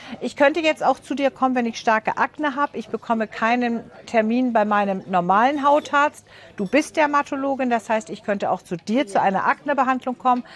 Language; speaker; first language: German; native; German